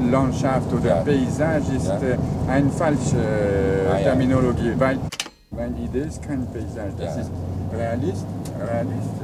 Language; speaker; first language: German; non-native, learner; French